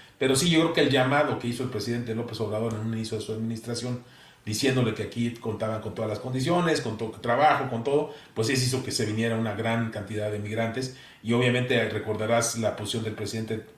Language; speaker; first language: Spanish; native; Spanish